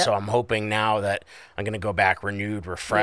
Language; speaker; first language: English; native; English